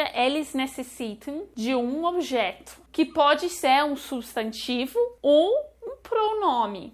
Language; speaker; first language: Portuguese; non-native, fluent; English